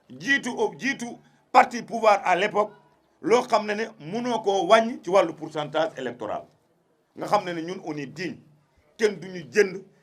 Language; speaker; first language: Wolof; non-native, local second language; Fula